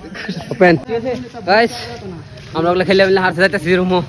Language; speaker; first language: Hindi; non-native, learner; Bangla